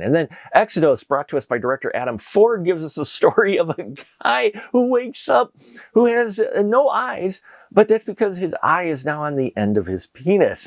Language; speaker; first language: English; native; English